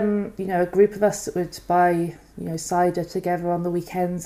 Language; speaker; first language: English; native; English